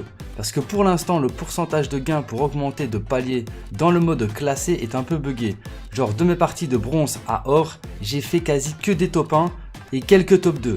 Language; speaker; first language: French; native; French